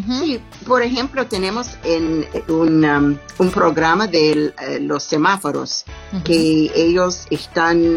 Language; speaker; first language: Spanish; non-native, fluent; English